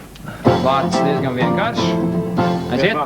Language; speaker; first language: Latvian; native; Latvian